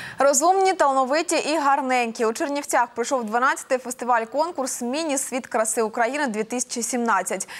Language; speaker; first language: Ukrainian; native; Ukrainian